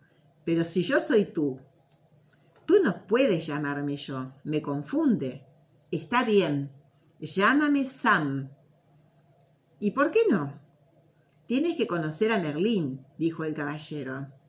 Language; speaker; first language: Spanish; native; Spanish